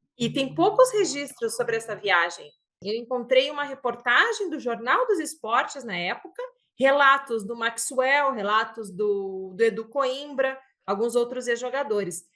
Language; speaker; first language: Portuguese; native; Portuguese